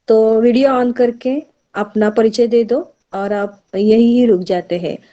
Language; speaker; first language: Hindi; non-native, local second language; Marathi